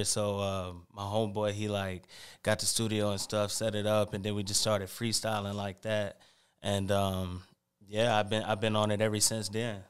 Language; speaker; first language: English; native; English